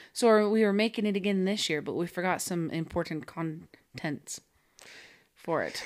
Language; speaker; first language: English; native; English